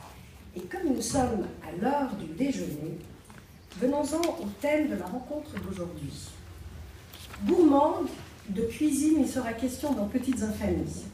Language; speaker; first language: French; native; French